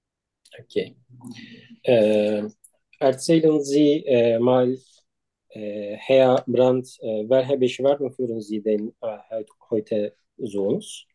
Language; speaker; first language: German; non-native, learner; Turkish